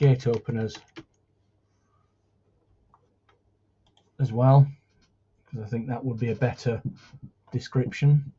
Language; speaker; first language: English; native; English